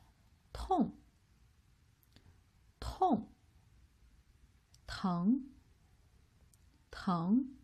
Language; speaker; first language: Chinese; native; Chinese